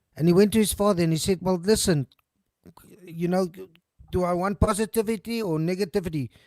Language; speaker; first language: English; non-native, local second language; Afrikaans